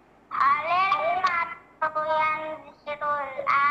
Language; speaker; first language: Arabic; non-native, learner; Indonesian